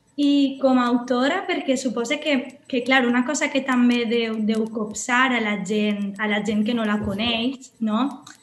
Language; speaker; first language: Catalan; native; Catalan